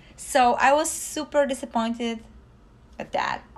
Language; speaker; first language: English; non-native, fluent; Polish